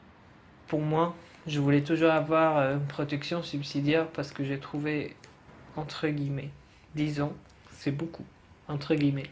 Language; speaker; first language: French; non-native, fluent; Arabic